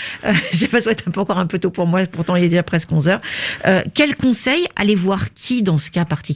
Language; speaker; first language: French; native; French